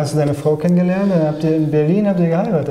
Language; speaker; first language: German; native; German